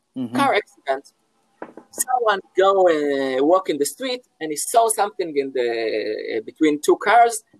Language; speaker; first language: English; non-native, fluent; Hebrew